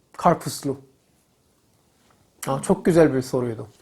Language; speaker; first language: Turkish; non-native, learner; Korean